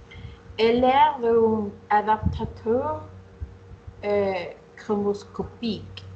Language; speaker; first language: French; non-native, learner; Spanish